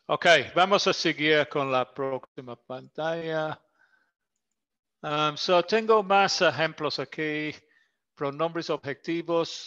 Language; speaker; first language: Spanish; non-native, fluent; English